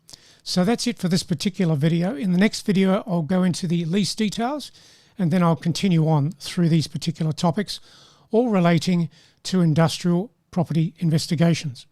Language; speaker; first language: English; native; English